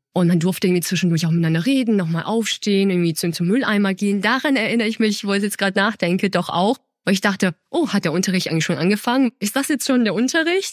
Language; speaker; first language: German; early bilingual, other home language; Chinese